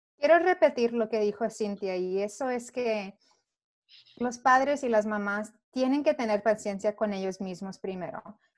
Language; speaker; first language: Spanish; early bilingual, heritage; Spanish